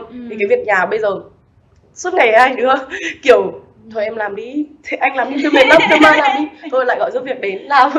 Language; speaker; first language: Vietnamese; native; Vietnamese